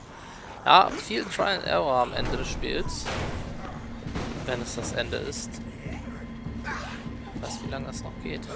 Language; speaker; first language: German; native; German